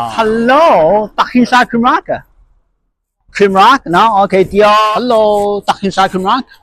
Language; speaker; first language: Welsh; non-native, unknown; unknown